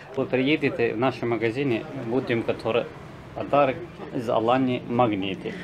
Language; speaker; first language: Russian; non-native, learner; Turkish